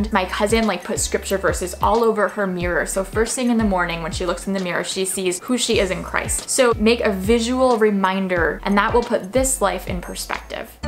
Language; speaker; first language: English; native; English